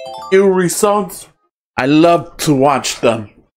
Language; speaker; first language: English; early bilingual, other home language; Spanish